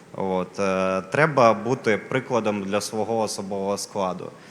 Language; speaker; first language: Ukrainian; non-native, local second language; Russian